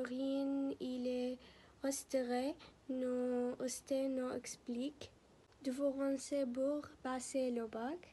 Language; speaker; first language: French; non-native, learner; Arabic